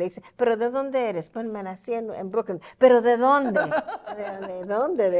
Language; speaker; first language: Spanish; early bilingual, heritage; Spanish